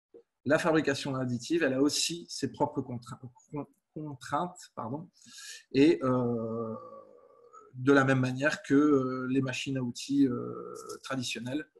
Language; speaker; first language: French; native; French